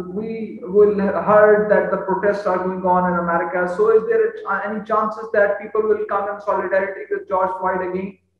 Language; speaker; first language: English; non-native, local second language; Urdu